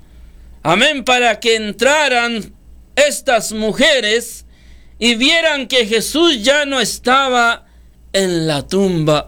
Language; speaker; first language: Spanish; native; Spanish